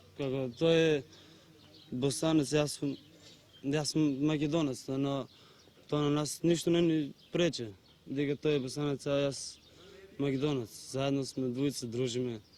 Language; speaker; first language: Macedonian; native; Macedonian